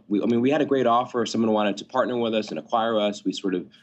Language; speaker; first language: English; native; English